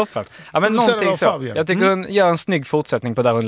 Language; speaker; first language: Swedish; native; Swedish